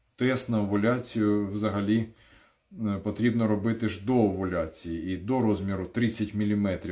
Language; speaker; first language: Ukrainian; non-native, local second language; Russian